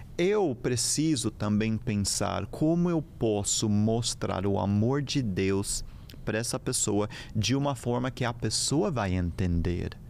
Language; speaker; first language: Portuguese; non-native, fluent; English